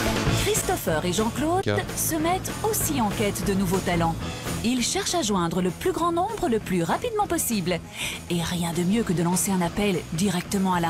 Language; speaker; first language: French; native; French